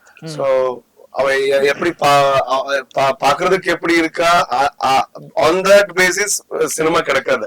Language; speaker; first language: Tamil; non-native, learner; Tulu